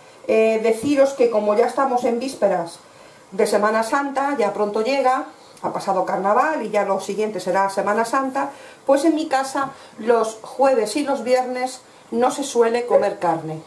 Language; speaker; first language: Spanish; native; Spanish